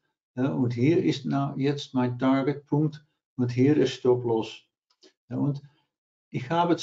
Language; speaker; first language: German; non-native, learner; Dutch